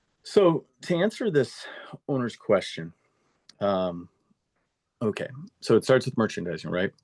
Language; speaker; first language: English; native; English